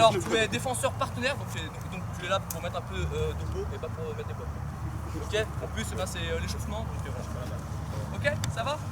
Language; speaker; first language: French; native; French